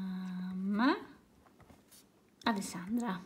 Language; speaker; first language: Italian; native; Italian